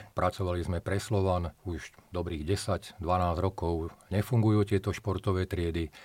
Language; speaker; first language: Slovak; native; Slovak